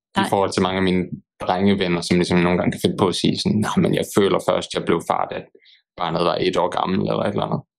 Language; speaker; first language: Danish; early bilingual, other home language; Bosnian